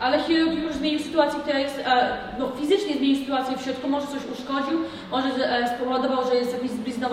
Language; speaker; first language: Polish; native; Polish